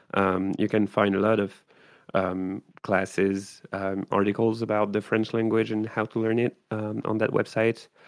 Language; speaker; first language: English; non-native, fluent; French